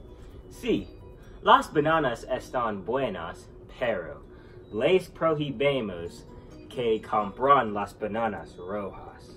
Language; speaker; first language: Spanish; non-native, learner; English